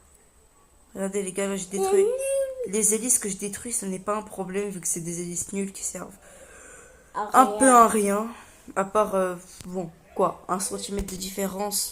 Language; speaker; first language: French; native; French